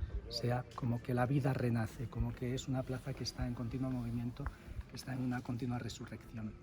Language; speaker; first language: Spanish; native; Spanish